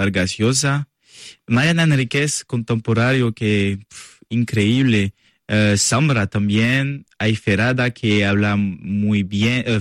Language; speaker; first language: Spanish; non-native, learner; French